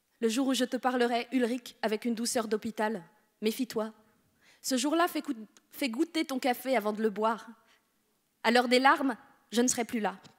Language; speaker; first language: French; native; French